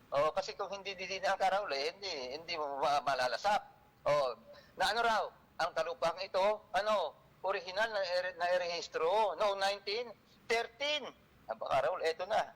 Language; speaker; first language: Filipino; native; Filipino